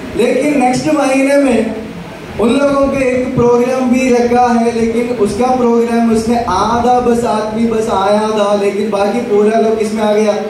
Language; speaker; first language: Hindi; non-native, local second language; Malayalam